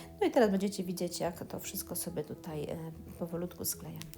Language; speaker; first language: Polish; native; Polish